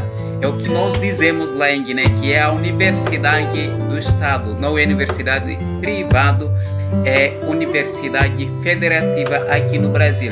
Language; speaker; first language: Portuguese; non-native, local second language; Upper Guinea Crioulo